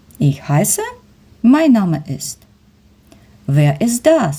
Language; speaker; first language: German; non-native, fluent; Ukrainian